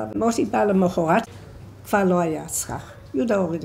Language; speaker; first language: Hebrew; non-native, fluent; English